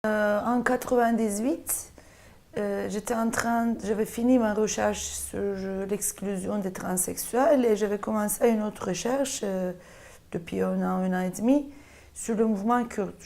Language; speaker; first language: French; non-native, fluent; Turkish